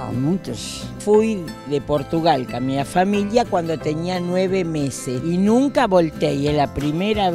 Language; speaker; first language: Portuguese; early bilingual, heritage; Portuguese